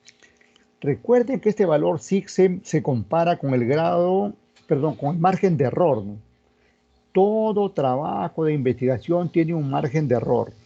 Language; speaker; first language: Spanish; native; Spanish